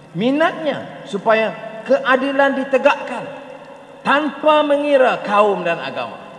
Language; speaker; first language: Malay; native; Malay